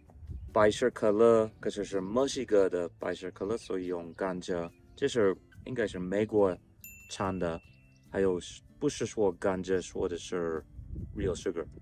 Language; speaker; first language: Chinese; non-native, fluent; English